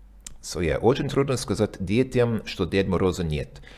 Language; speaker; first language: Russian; non-native, learner; English